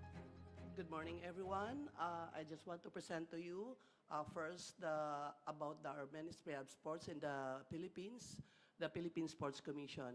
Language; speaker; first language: English; non-native, local second language; Filipino